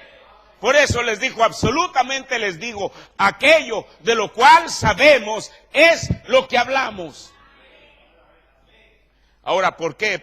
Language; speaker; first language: Spanish; native; Spanish